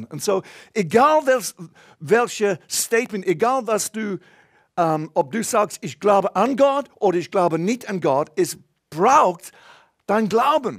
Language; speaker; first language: German; non-native, fluent; English